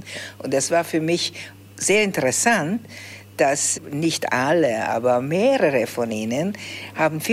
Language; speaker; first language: German; early bilingual, heritage; Hungarian